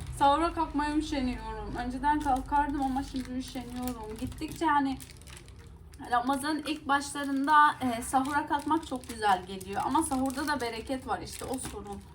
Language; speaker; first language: Turkish; non-native, local second language; Arabic